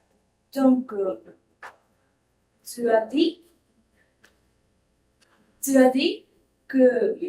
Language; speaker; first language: French; non-native, learner; Spanish